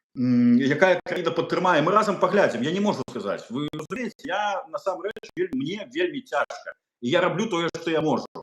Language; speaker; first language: Belarusian; non-native, local second language; Russian